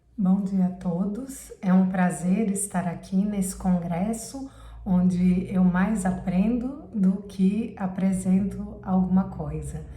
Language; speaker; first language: Portuguese; native; Portuguese